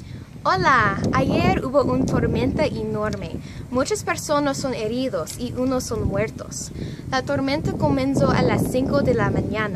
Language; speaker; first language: Spanish; non-native, learner; English